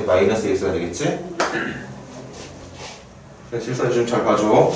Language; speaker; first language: Korean; native; Korean